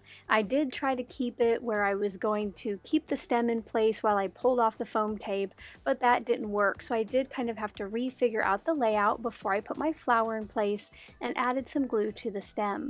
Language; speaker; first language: English; native; English